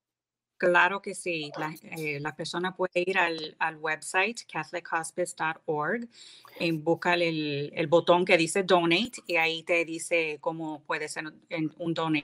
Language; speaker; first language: Spanish; early bilingual, heritage; English